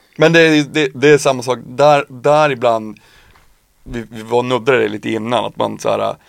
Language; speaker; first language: Swedish; native; Swedish